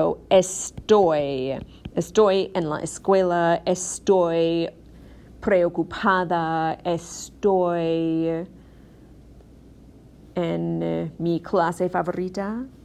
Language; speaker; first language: Spanish; non-native, fluent; English